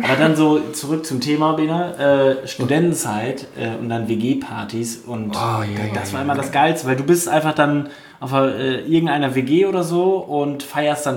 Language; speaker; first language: German; native; German